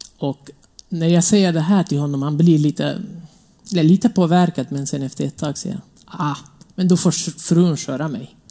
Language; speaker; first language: Swedish; non-native, fluent; Kurdish